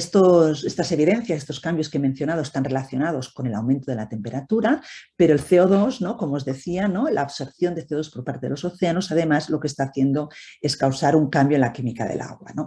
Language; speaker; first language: Spanish; native; Spanish